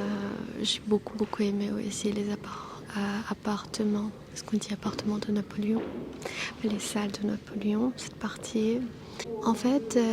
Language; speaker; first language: French; non-native, fluent; Armenian